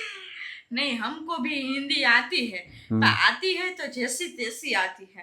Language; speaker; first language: Hindi; non-native, local second language; Gujarati